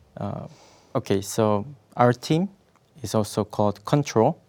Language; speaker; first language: English; non-native, fluent; Korean